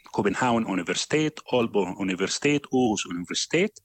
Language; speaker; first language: Danish; non-native, fluent; Arabic